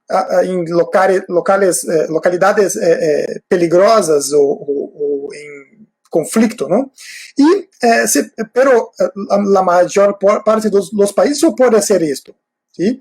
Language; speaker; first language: Spanish; non-native, fluent; Portuguese